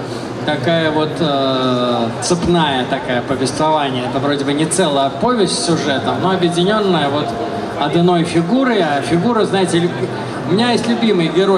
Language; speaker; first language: Russian; native; Russian